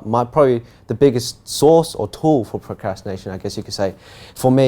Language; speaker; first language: English; native; English